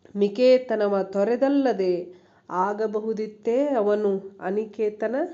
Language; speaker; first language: Kannada; native; Kannada